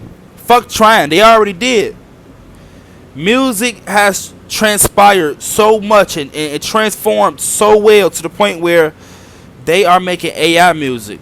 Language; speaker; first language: English; native; English